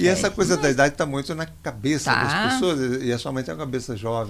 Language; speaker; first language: Portuguese; native; Portuguese